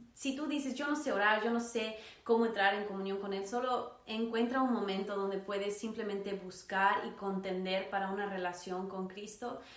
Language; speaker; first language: Spanish; early bilingual, other home language; English